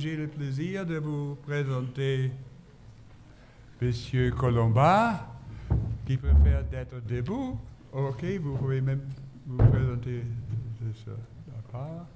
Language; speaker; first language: French; non-native, fluent; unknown